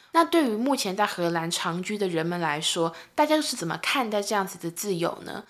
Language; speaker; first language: Chinese; native; Chinese